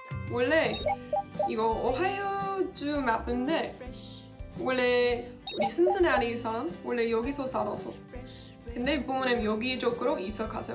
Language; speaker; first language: Korean; non-native, fluent; English